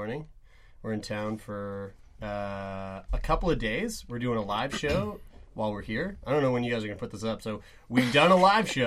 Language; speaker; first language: English; native; English